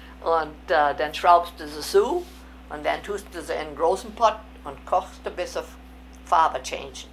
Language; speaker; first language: German; early bilingual, heritage; German